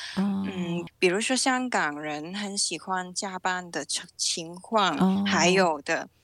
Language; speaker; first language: Chinese; non-native, local second language; Cantonese